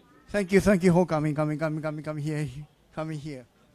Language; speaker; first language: English; non-native, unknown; Japanese